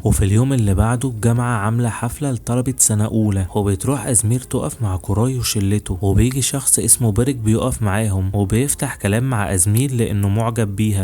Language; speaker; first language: Arabic; native; Arabic